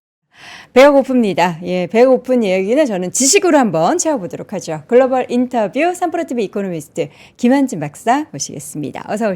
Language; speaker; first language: Korean; native; Korean